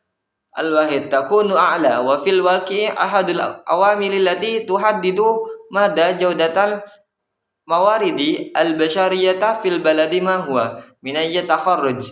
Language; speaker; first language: Arabic; non-native, learner; Indonesian